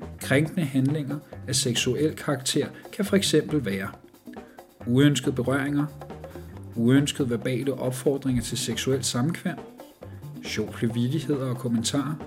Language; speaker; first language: Danish; native; Danish